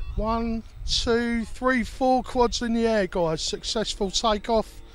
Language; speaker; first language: English; native; English